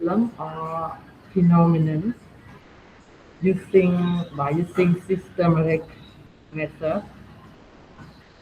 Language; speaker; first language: English; non-native, learner; Khmer